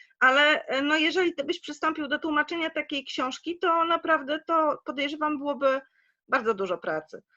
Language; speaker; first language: Polish; native; Polish